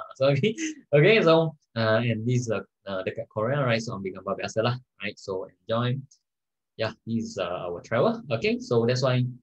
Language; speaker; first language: English; non-native, local second language; Malay